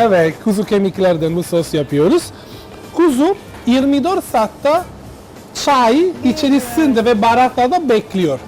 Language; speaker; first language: Turkish; non-native, learner; Italian